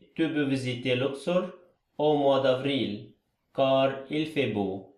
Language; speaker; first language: French; non-native, fluent; Arabic